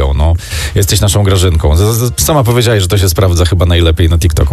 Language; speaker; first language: Polish; native; Polish